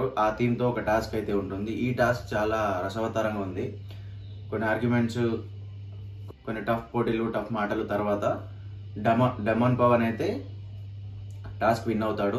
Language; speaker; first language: Telugu; native; Telugu